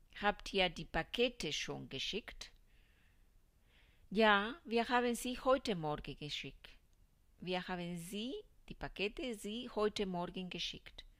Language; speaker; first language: German; non-native, fluent; Spanish